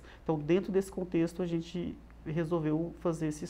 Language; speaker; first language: Portuguese; native; Portuguese